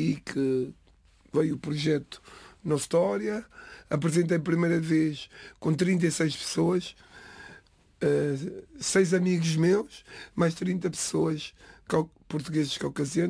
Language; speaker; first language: Portuguese; non-native, local second language; Kabuverdianu